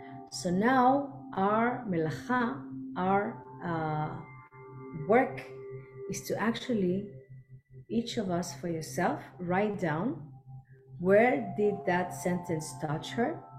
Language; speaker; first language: English; non-native, fluent; Hebrew